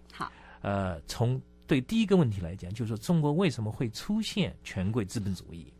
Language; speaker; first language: Chinese; native; Chinese